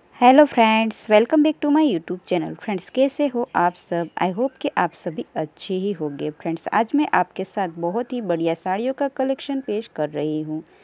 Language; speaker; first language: Hindi; native; Hindi